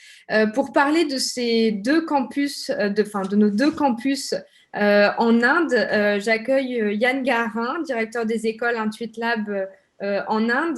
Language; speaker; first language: French; native; French